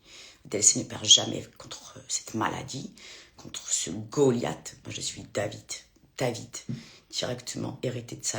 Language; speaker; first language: French; native; French